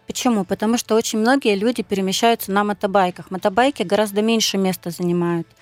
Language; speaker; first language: Russian; native; Russian